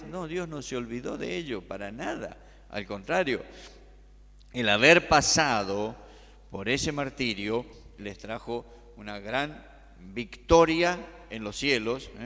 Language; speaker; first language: Spanish; native; Spanish